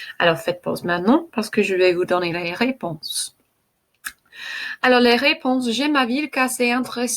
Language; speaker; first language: French; non-native, fluent; English